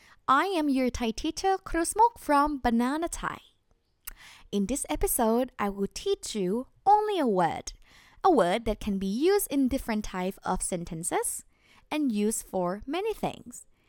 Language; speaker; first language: English; non-native, fluent; Thai